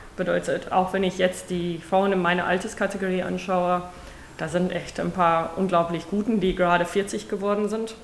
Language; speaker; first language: German; non-native, fluent; Afrikaans